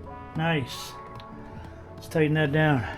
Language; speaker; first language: English; native; English